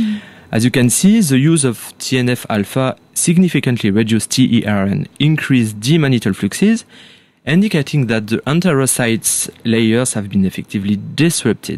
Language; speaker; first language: English; non-native, fluent; French